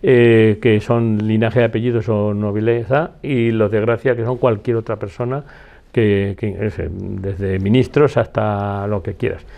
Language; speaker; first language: Spanish; native; Spanish